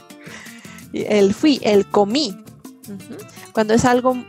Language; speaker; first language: Spanish; native; Spanish